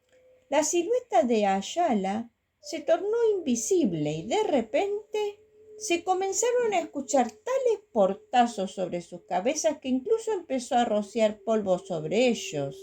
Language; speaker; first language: Spanish; native; Spanish